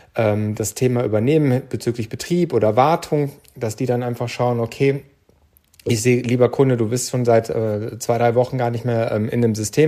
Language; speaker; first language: German; native; German